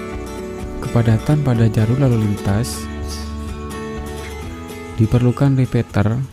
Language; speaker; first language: Indonesian; native; Indonesian